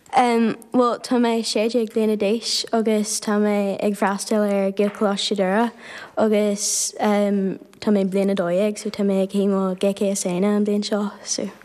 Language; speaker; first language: Irish; non-native, local second language; English